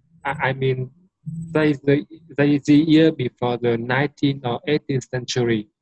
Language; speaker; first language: English; non-native, learner; Vietnamese